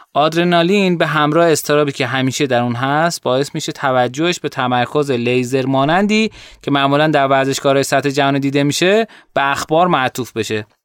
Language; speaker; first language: Persian; native; Persian